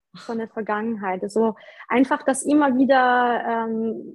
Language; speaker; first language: German; early bilingual, other home language; Polish